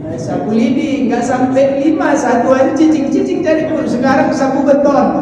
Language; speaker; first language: Indonesian; non-native, local second language; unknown